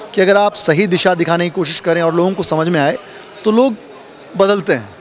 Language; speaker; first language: Hindi; native; Hindi